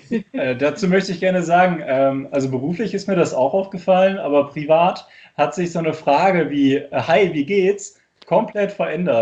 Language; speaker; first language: German; native; German